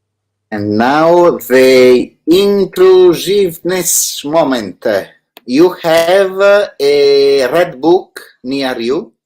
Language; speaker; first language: English; non-native, learner; Italian